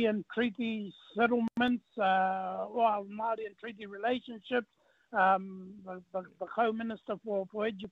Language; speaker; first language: English; non-native, local second language; Māori